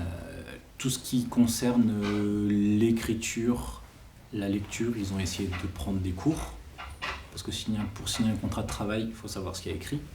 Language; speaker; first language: French; early bilingual, other home language; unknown